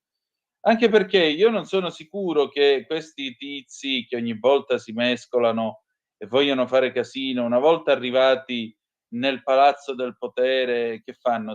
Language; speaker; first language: Italian; native; Italian